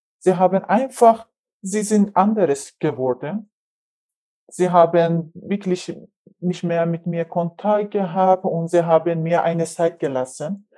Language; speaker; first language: German; non-native, learner; Persian